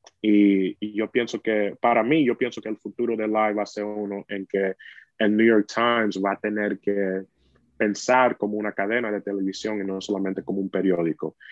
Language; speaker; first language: Spanish; early bilingual, heritage; Spanish